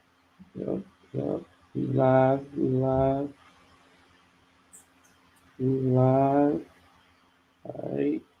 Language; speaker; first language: English; native; English